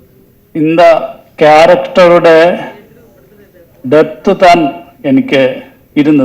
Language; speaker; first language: Tamil; non-native, learner; Malayalam